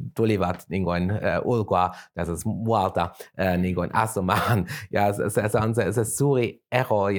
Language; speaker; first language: Finnish; non-native, fluent; German